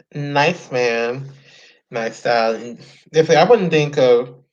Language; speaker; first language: English; native; English